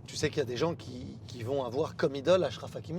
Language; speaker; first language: French; native; French